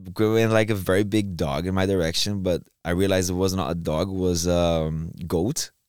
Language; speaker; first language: English; non-native, fluent; Portuguese